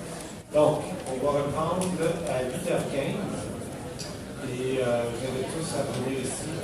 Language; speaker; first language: French; native; French